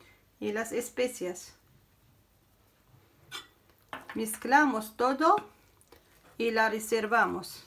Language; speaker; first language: Spanish; non-native, fluent; Arabic